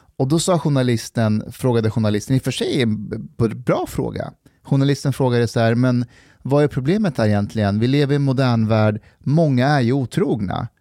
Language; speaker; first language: Swedish; early bilingual, other home language; Persian